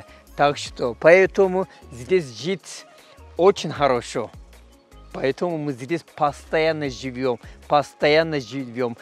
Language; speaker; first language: Russian; non-native, learner; Turkish